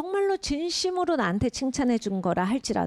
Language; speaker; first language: Korean; native; Korean